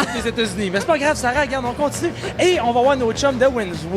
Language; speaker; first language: French; native; French